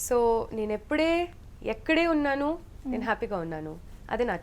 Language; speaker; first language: Telugu; non-native, local second language; Hindi